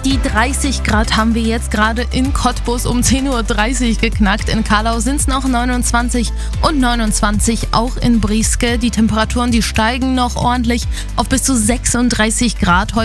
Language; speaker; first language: German; native; German